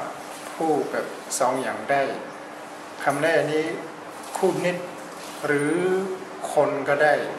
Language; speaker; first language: Thai; non-native, fluent; Burmese